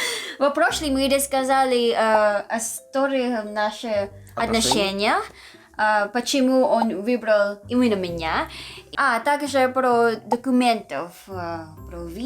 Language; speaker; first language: Russian; non-native, learner; Filipino